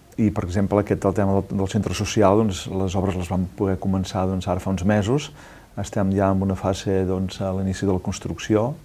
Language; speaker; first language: Catalan; native; Catalan